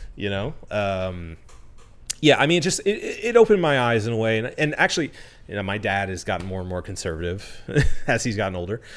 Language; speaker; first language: English; early bilingual, other home language; Spanish